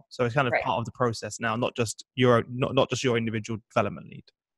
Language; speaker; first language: English; native; English